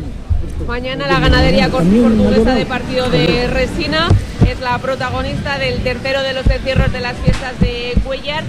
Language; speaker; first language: Spanish; native; Spanish